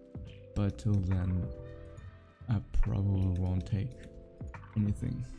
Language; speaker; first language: English; non-native, fluent; German